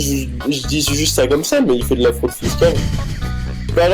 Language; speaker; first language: French; native; French